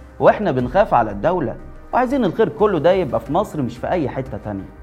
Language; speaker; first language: Arabic; native; Arabic